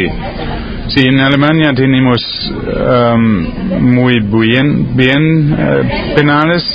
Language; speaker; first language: Spanish; non-native, learner; German